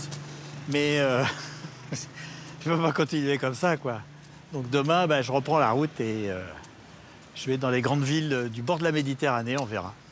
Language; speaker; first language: French; native; French